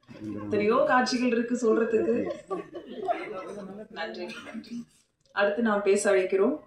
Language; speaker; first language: Tamil; native; Tamil